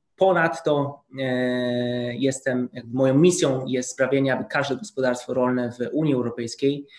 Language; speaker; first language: Polish; native; Polish